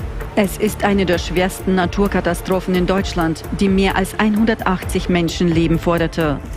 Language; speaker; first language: German; native; German